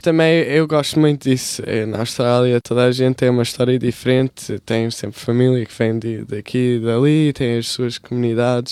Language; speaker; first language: Portuguese; early bilingual, heritage; English